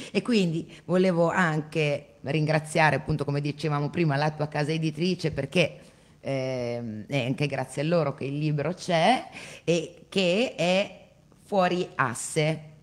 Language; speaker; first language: Italian; native; Italian